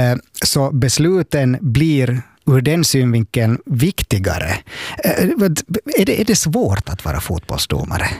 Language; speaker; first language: Swedish; native; Swedish